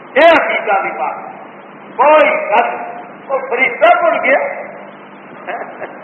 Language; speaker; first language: Urdu; non-native, local second language; Punjabi